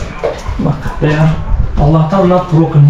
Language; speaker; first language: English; non-native, learner; Turkish